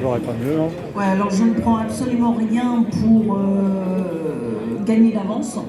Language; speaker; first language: French; native; French